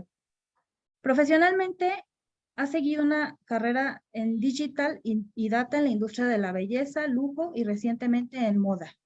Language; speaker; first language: Spanish; native; Spanish